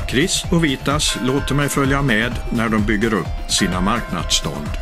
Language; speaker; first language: Swedish; native; Swedish